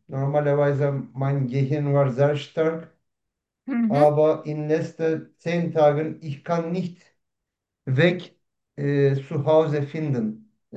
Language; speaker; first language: German; non-native, learner; Turkish